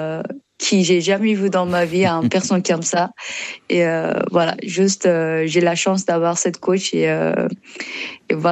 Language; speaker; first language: French; non-native, learner; Persian